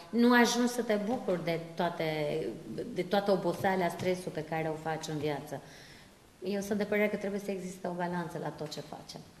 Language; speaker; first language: Romanian; non-native, fluent; Albanian